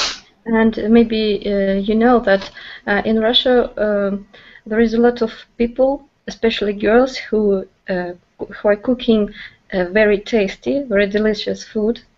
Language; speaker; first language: English; non-native, learner; Russian